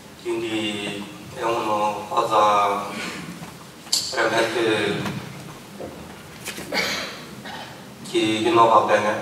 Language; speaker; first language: Italian; non-native, learner; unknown